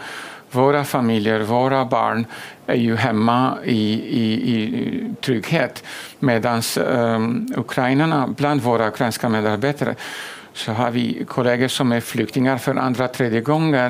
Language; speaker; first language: Swedish; non-native, fluent; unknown